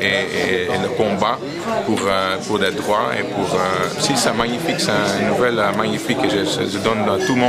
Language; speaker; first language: French; non-native, local second language; Dutch